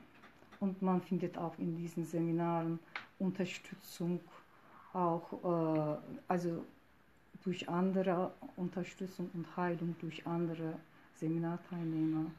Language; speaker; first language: German; non-native, fluent; Turkish